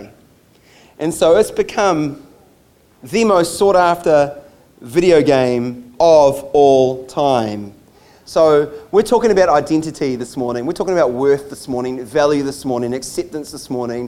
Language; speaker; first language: English; native; English